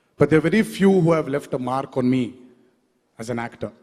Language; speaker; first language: English; non-native, local second language; Telugu